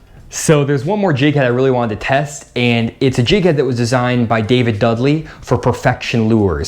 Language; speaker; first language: English; native; English